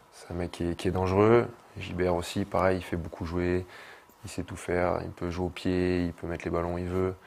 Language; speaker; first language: French; native; French